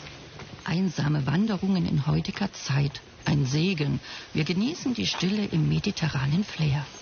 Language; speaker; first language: German; native; German